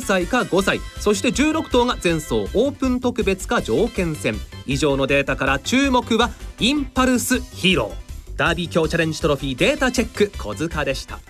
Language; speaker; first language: Japanese; native; Japanese